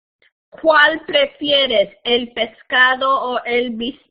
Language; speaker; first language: Spanish; non-native, fluent; English